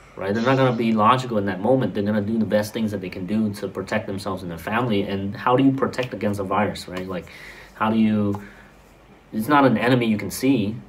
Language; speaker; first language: English; early bilingual, other home language; Vietnamese